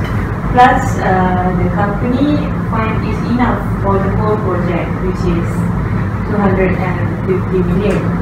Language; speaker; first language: English; non-native, local second language; Malay